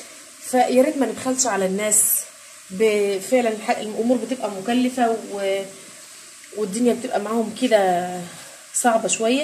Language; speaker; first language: Arabic; native; Arabic